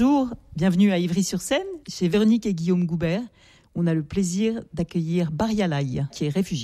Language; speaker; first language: French; native; French